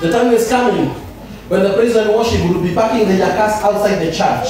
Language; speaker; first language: English; non-native, local second language; Swahili